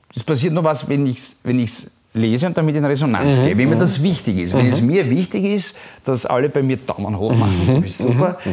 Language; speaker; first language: German; native; German